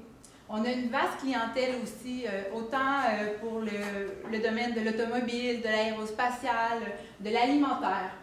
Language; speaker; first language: French; native; French